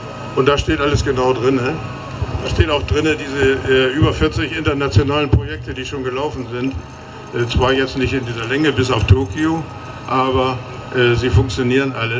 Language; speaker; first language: German; native; German